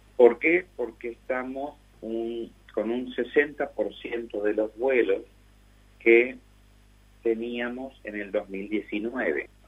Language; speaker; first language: Spanish; native; Spanish